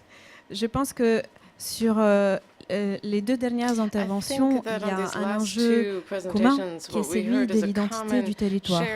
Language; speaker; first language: French; native; French